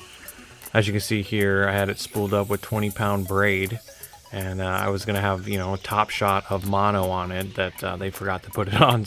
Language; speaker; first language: English; native; English